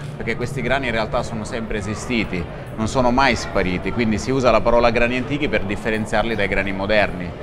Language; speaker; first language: Italian; native; Italian